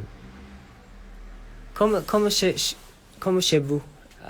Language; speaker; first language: French; non-native, learner; Japanese